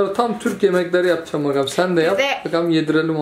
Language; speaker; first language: Turkish; native; Turkish